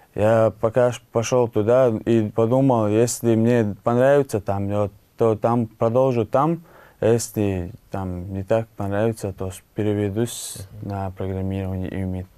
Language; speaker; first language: Russian; non-native, local second language; Chechen